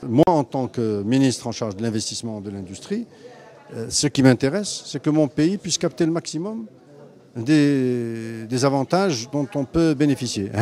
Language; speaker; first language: French; non-native, local second language; Arabic